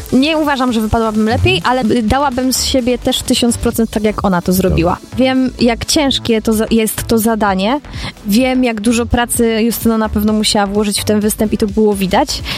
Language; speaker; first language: Polish; native; Polish